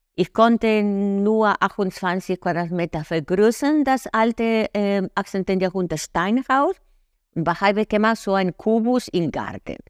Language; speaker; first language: German; non-native, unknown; Spanish